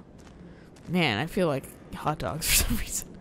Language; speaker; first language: English; native; English